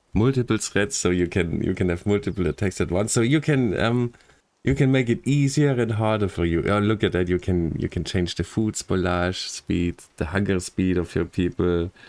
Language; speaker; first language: English; non-native, fluent; German